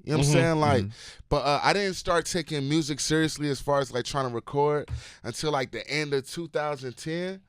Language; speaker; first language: English; native; English